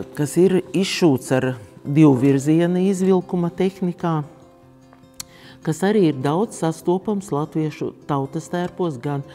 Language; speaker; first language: Latvian; native; Latvian